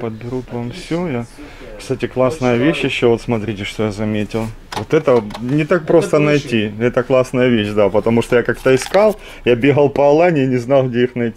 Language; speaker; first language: Russian; native; Russian